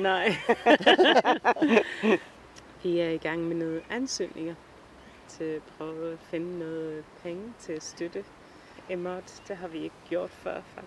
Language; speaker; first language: Danish; non-native, fluent; English